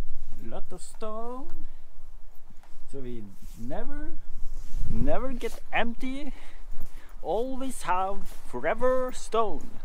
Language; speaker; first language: English; non-native, learner; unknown